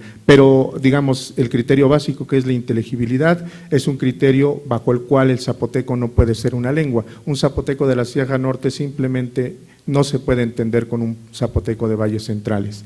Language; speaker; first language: Spanish; native; Spanish